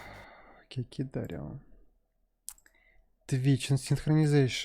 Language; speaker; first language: Korean; non-native, learner; Russian